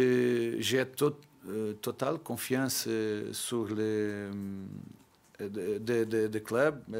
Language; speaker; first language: French; non-native, learner; Portuguese